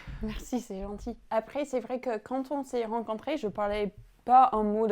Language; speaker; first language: French; non-native, fluent; English